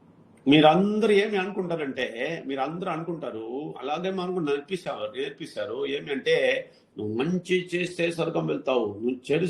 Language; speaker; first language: Telugu; non-native, learner; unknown